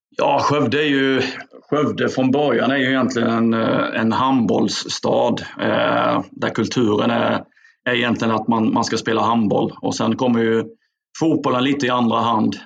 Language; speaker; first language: Swedish; native; Swedish